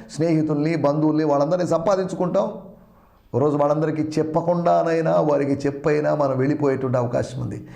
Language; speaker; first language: Telugu; non-native, local second language; Malayalam